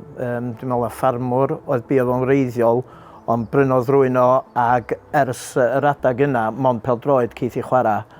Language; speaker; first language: Welsh; native; Welsh